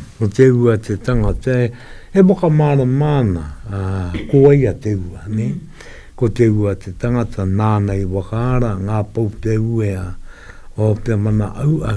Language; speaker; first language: Māori; native; Māori